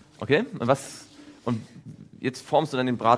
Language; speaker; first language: German; native; German